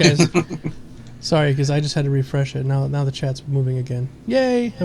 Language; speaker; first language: English; native; English